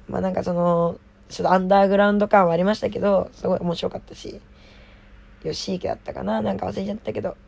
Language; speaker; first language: Japanese; native; Japanese